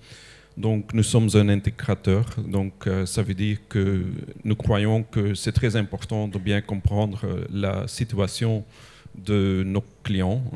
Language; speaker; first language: French; non-native, local second language; Dutch